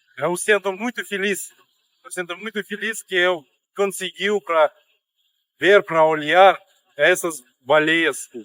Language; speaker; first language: Portuguese; non-native, learner; Russian